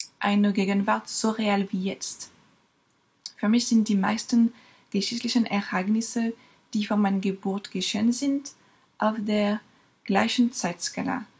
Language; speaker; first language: German; non-native, fluent; French